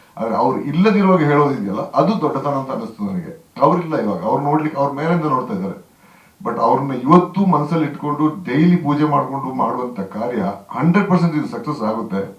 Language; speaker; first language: Kannada; non-native, local second language; Kodava